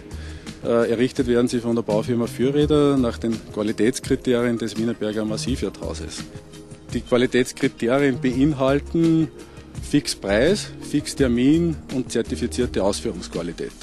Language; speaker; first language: German; native; German